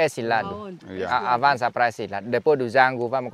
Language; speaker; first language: Portuguese; non-native, learner; Vietnamese